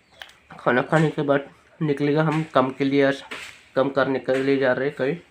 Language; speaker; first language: Hindi; non-native, local second language; Bodo